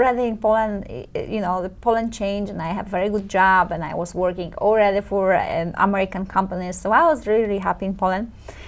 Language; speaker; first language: English; non-native, fluent; Polish